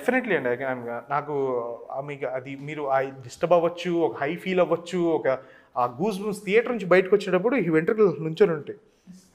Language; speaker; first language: Telugu; native; Telugu